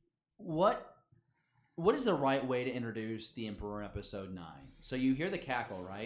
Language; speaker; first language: English; native; English